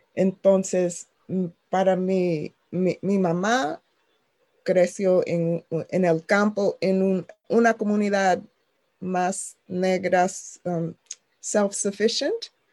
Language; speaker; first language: Spanish; non-native, fluent; English